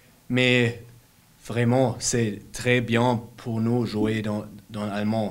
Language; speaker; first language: French; non-native, learner; German